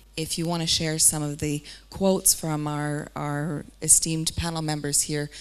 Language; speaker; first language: English; native; English